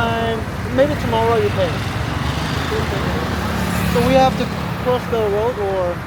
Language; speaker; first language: English; non-native, learner; Korean